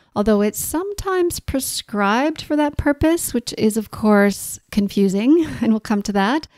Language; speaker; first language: English; native; English